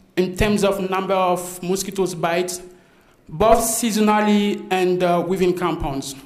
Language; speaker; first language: English; non-native, fluent; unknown